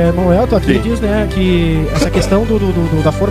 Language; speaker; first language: Portuguese; native; Portuguese